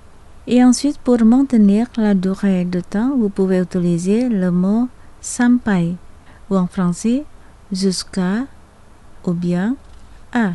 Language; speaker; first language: French; non-native, fluent; Indonesian